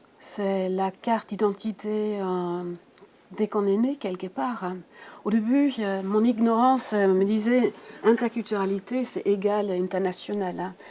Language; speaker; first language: French; native; French